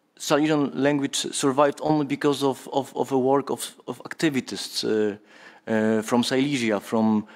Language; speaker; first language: English; non-native, fluent; Polish